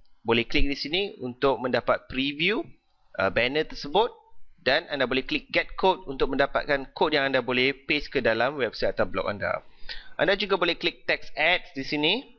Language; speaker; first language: Malay; native; Malay